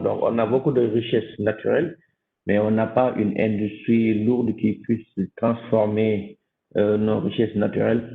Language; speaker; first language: French; non-native, local second language; Wolof